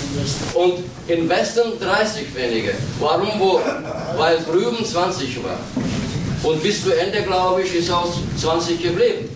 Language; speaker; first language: German; non-native, fluent; Turkish